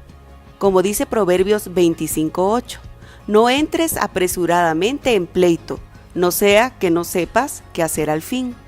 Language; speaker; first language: Spanish; native; Spanish